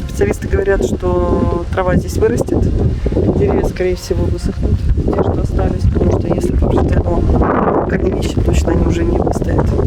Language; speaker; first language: Russian; native; Russian